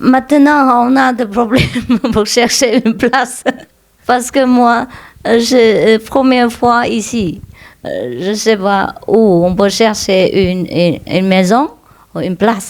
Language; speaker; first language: French; non-native, fluent; Vietnamese